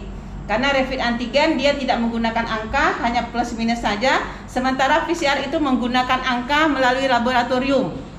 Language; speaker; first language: Indonesian; native; Indonesian